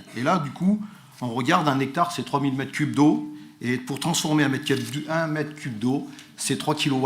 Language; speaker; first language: French; native; French